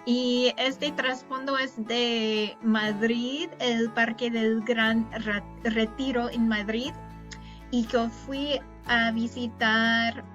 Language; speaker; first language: Spanish; non-native, fluent; English